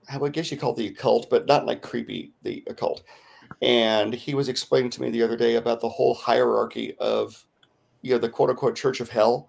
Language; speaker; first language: English; native; English